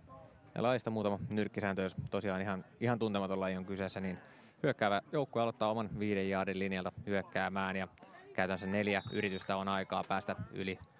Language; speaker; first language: Finnish; native; Finnish